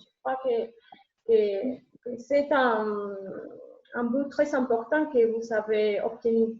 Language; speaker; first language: French; non-native, learner; Spanish